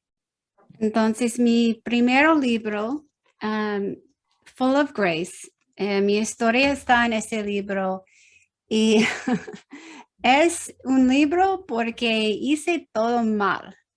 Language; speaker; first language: Spanish; non-native, learner; English